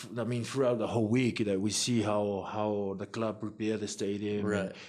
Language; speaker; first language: English; non-native, fluent; Samoan